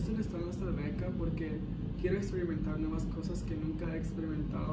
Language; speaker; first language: Spanish; early bilingual, heritage; Spanish